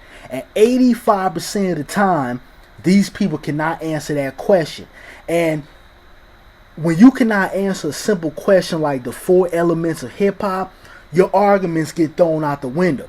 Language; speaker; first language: English; native; English